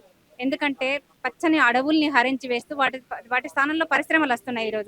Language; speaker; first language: Telugu; native; Telugu